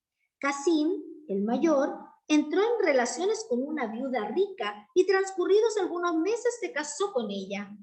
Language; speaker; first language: Spanish; native; Spanish